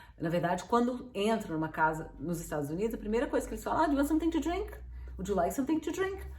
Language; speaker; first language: Portuguese; native; Portuguese